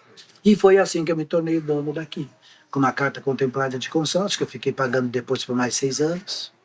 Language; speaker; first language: Portuguese; native; Portuguese